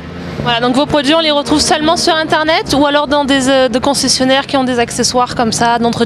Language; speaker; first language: French; native; French